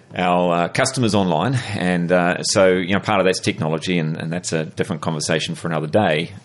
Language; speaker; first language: English; native; English